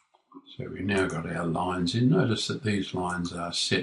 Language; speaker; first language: English; native; English